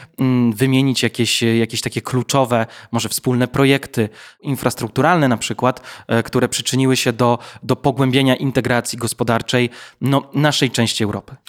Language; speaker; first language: Polish; native; Polish